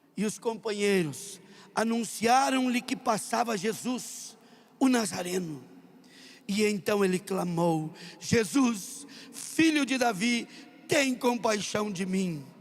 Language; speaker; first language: Portuguese; non-native, local second language; German